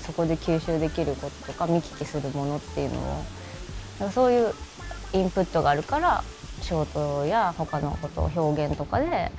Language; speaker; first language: Japanese; native; Japanese